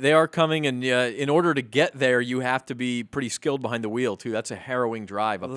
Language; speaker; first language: English; native; English